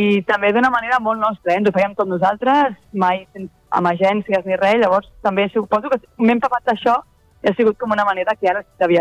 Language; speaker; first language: Catalan; native; Catalan